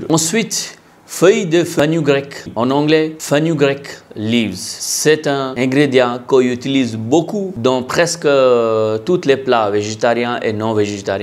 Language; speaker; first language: French; non-native, learner; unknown